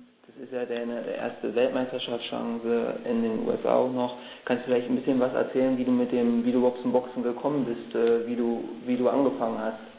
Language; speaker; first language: German; native; German